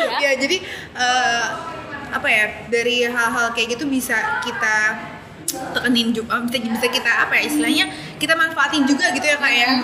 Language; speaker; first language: Indonesian; native; Indonesian